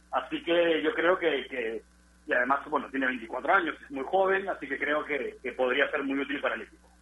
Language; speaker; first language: Spanish; native; Spanish